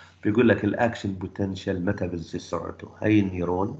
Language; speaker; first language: Arabic; native; Arabic